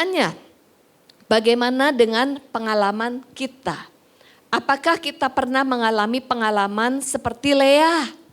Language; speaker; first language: Indonesian; native; Indonesian